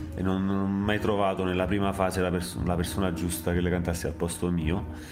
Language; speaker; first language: Italian; native; Italian